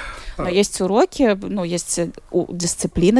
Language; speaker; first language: Russian; native; Russian